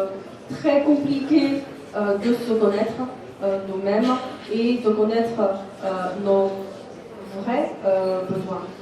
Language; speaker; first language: French; non-native, fluent; Chinese